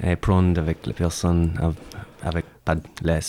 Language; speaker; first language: French; non-native, learner; English